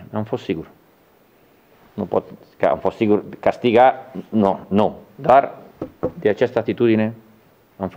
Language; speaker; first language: Romanian; non-native, learner; Italian